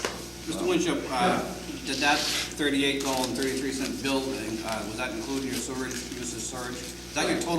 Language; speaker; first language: English; native; English